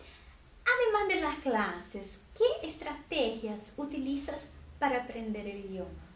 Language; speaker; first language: Spanish; non-native, fluent; Portuguese